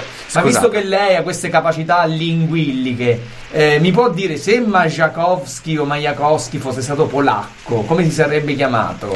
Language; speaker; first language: Italian; native; Italian